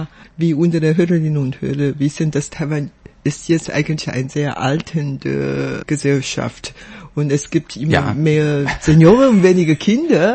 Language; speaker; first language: German; non-native, fluent; Chinese